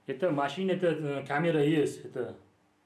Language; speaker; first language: Russian; non-native, learner; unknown